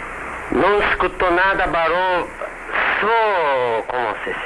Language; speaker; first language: Portuguese; non-native, learner; Japanese